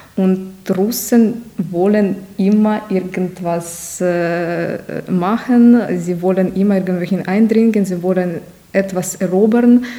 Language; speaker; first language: German; non-native, fluent; Ukrainian